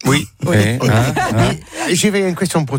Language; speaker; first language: French; non-native, learner; English